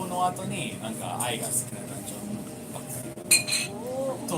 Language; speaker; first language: Japanese; non-native, learner; English